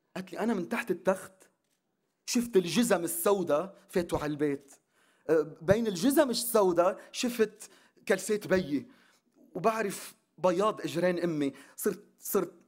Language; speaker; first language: Arabic; non-native, local second language; Armenian